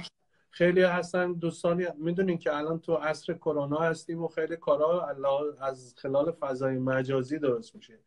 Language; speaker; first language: Persian; native; Persian